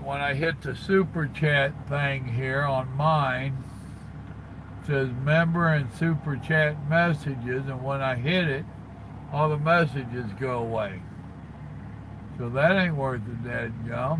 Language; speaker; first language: English; native; English